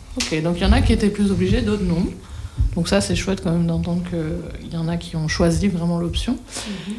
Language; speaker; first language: French; native; French